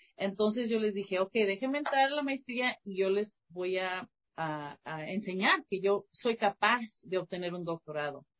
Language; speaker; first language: Spanish; early bilingual, heritage; Spanish